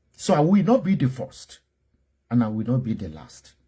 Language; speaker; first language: English; non-native, local second language; Yoruba